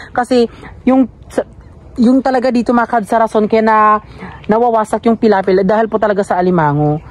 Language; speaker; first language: Filipino; non-native, local second language; Cebuano